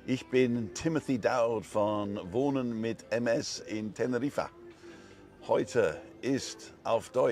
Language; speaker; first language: German; non-native, learner; English